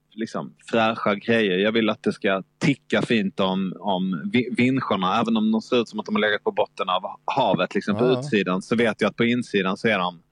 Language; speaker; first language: Swedish; native; Swedish